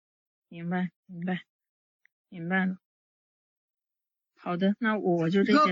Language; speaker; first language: Chinese; native; Chinese